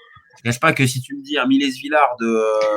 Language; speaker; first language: French; native; French